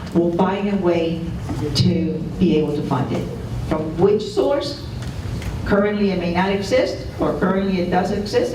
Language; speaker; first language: English; non-native, fluent; Spanish